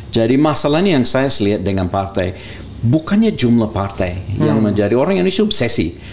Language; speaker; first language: Indonesian; non-native, fluent; English